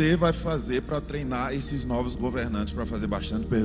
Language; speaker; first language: Portuguese; native; Portuguese